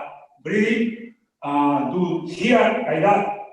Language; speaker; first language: English; non-native, learner; Spanish